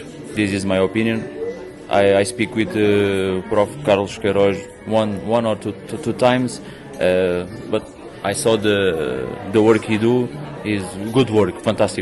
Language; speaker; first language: English; non-native, learner; Portuguese